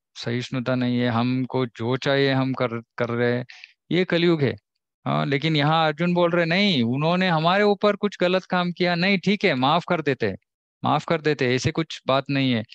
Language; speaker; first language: Hindi; non-native, local second language; Kannada